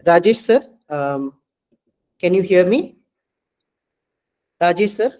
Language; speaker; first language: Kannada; non-native, local second language; Malayalam